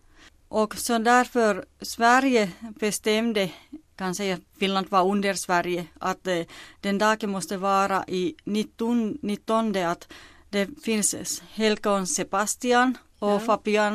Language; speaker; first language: Swedish; non-native, local second language; Finnish